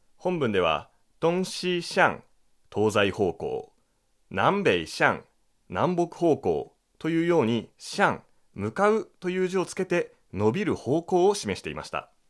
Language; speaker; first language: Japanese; native; Japanese